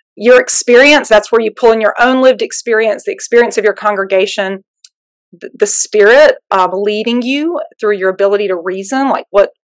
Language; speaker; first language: English; native; English